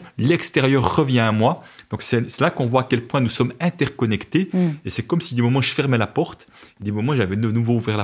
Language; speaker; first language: French; native; French